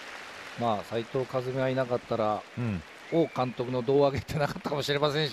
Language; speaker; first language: Japanese; native; Japanese